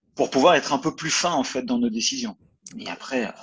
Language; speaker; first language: French; native; French